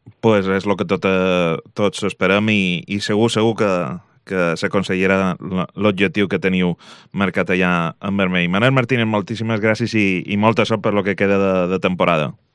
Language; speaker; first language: Catalan; native; Catalan